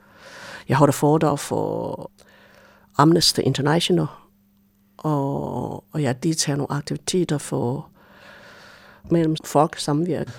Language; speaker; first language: Danish; non-native, fluent; Chinese